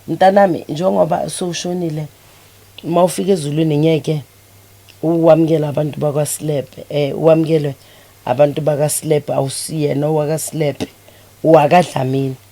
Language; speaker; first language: Zulu; native; Zulu